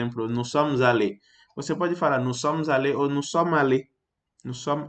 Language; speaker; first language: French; non-native, fluent; Portuguese